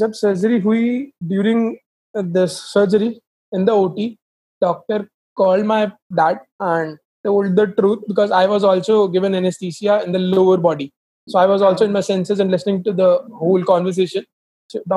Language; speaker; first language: English; non-native, local second language; Hindi